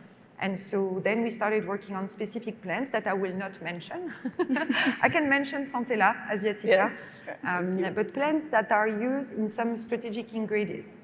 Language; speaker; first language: English; non-native, fluent; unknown